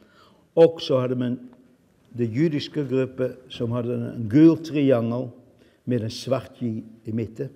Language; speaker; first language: Swedish; non-native, fluent; Dutch